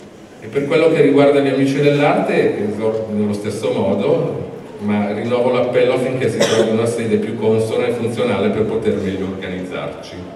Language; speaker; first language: Italian; native; Italian